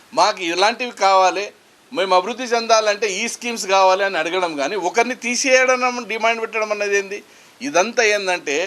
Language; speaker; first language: Telugu; non-native, local second language; Lambadi